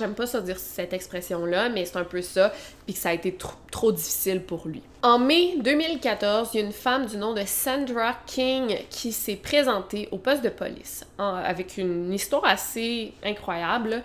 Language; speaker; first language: French; native; French